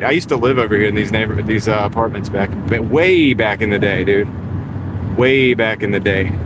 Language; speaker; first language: English; native; English